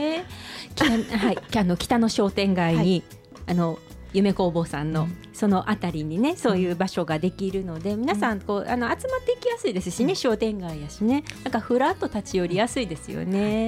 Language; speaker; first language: Japanese; native; Japanese